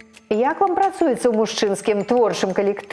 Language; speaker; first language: Belarusian; native; Belarusian